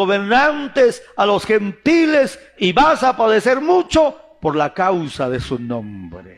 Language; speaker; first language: Spanish; native; Spanish